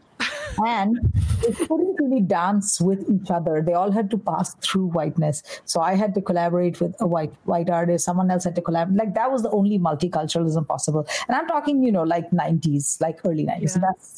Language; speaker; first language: English; non-native, local second language; Bangla